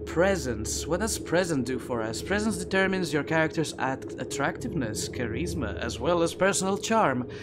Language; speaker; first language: English; non-native, fluent; Greek